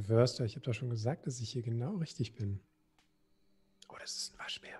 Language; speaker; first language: German; native; German